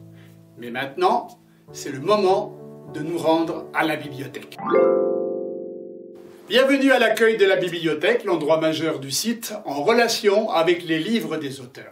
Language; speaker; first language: French; native; French